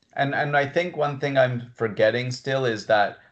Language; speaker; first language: English; native; English